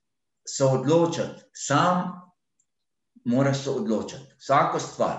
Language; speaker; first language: Slovenian; non-native, fluent; Arabic